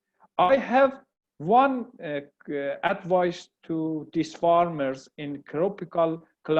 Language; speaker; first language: English; non-native, learner; Persian